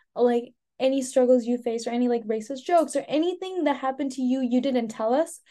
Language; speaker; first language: English; native; English